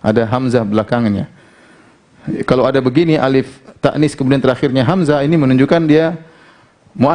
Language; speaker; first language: Indonesian; native; Indonesian